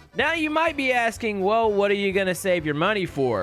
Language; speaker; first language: English; native; English